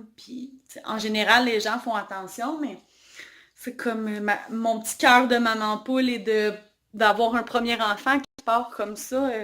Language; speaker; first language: French; native; French